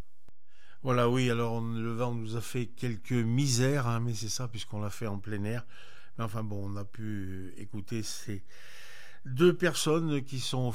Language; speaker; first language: French; native; French